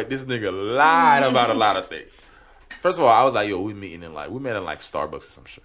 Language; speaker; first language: English; non-native, fluent; Haitian Creole